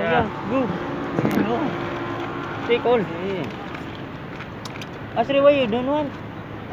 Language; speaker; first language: English; non-native, learner; Filipino